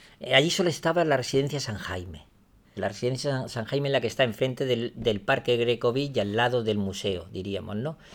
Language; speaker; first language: Spanish; native; Spanish